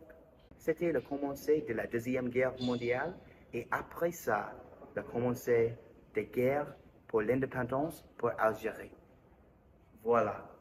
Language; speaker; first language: French; non-native, learner; English